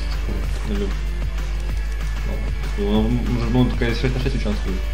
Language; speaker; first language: Russian; native; Russian